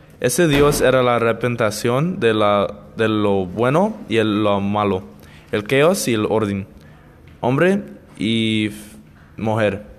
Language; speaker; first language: Spanish; non-native, learner; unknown